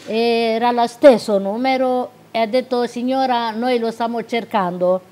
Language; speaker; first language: Italian; non-native, local second language; Romanian